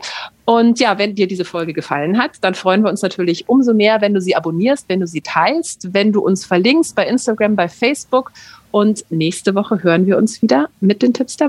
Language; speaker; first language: German; native; German